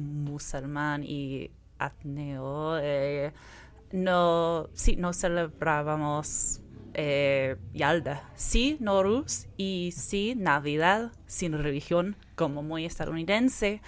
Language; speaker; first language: Spanish; non-native, fluent; English